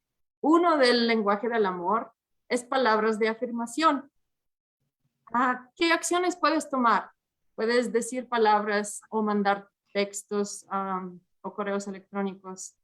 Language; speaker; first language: Spanish; early bilingual, heritage; English